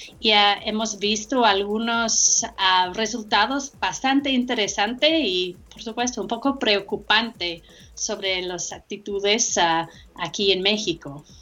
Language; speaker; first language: Spanish; non-native, fluent; English